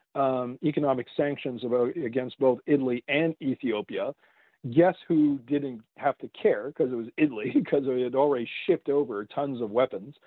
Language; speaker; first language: English; native; English